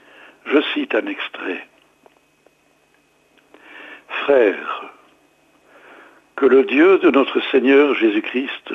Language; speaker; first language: French; native; French